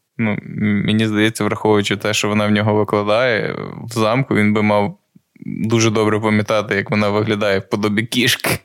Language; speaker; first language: Ukrainian; native; Ukrainian